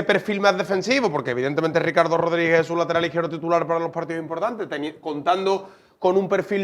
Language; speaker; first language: Spanish; native; Spanish